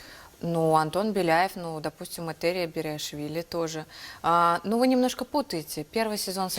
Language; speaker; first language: Russian; native; Russian